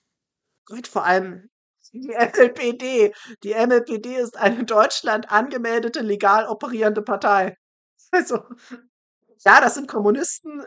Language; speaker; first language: German; native; German